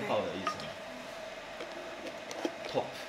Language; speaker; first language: Chinese; non-native, fluent; Japanese